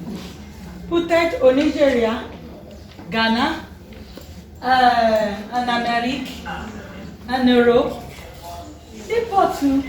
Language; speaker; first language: French; non-native, learner; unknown